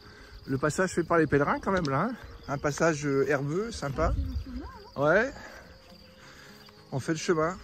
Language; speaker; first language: French; native; French